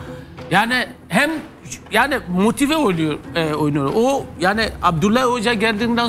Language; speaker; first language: Turkish; non-native, learner; French